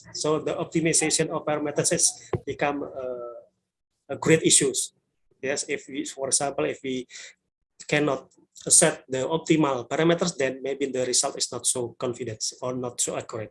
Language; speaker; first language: English; non-native, learner; Indonesian